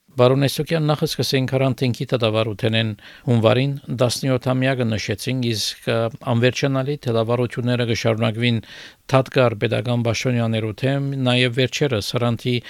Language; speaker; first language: Armenian; early bilingual, heritage; Armenian